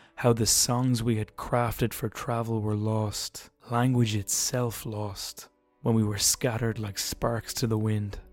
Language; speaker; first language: English; native; English